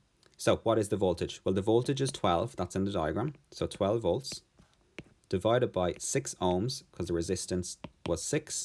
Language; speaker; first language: English; native; English